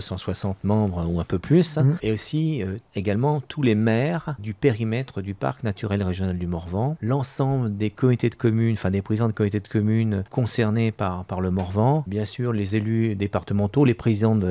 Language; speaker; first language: French; native; French